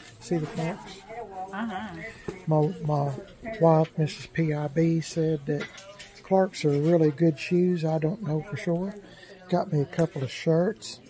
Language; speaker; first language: English; native; English